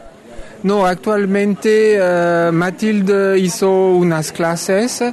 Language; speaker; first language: Spanish; non-native, fluent; French